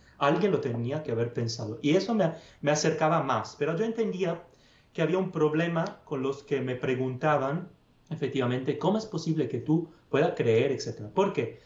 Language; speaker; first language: Spanish; non-native, fluent; Italian